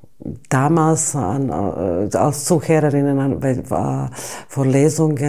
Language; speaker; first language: German; non-native, fluent; Bosnian